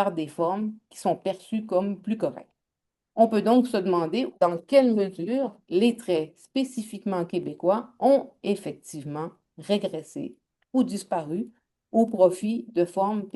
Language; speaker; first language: French; native; French